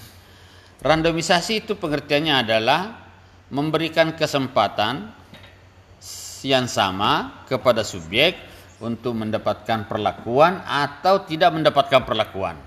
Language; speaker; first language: Indonesian; native; Indonesian